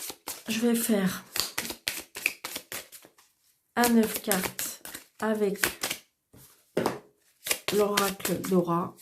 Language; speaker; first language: French; native; French